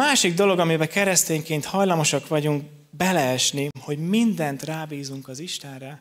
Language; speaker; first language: Hungarian; native; Hungarian